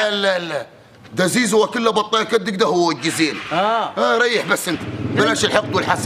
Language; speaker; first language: Arabic; native; Arabic